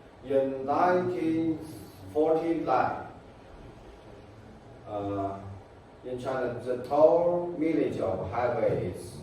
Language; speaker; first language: English; non-native, fluent; Chinese